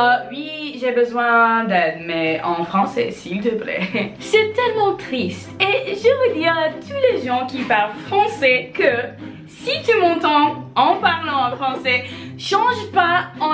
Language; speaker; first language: French; non-native, fluent; English